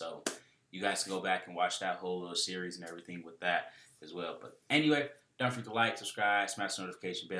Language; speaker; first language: English; native; English